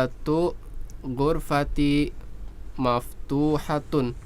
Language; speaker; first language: Arabic; non-native, learner; Indonesian